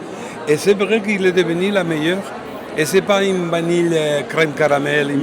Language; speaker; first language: French; non-native, fluent; Spanish